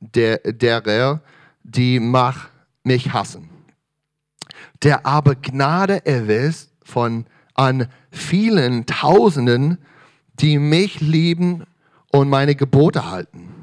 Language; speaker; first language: German; non-native, fluent; English